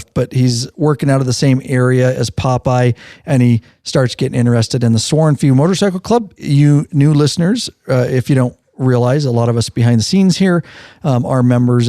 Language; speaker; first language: English; native; English